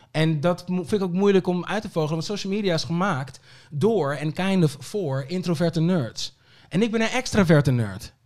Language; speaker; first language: Dutch; early bilingual, other home language; Papiamento